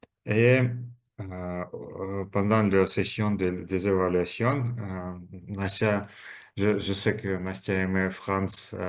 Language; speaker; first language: French; non-native, learner; Russian